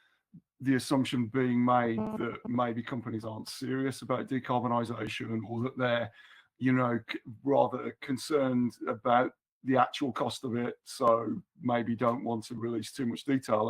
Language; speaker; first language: English; native; English